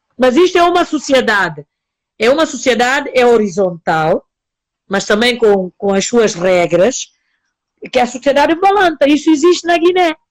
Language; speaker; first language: Portuguese; non-native, local second language; Upper Guinea Crioulo